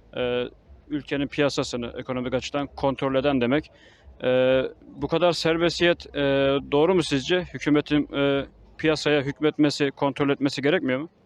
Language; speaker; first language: Turkish; native; Turkish